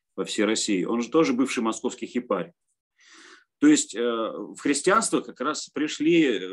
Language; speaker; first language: Russian; native; Russian